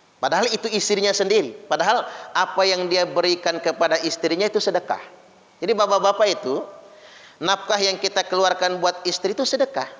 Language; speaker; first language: Indonesian; non-native, local second language; Malay